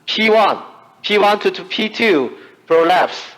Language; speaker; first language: English; non-native, fluent; Chinese